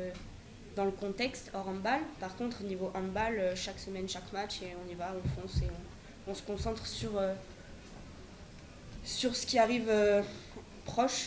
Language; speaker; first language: French; native; French